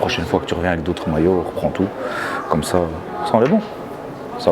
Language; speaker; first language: French; native; French